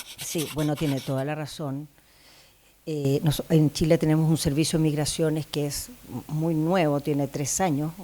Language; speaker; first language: Spanish; native; Spanish